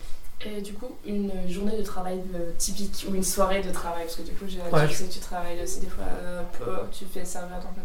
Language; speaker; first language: French; native; French